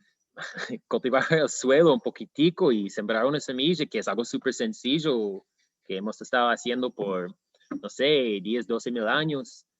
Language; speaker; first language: Spanish; non-native, fluent; English